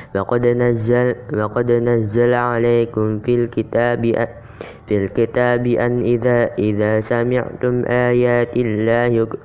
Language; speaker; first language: Arabic; non-native, learner; Indonesian